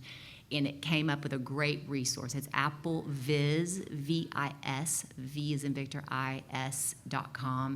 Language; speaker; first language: English; native; English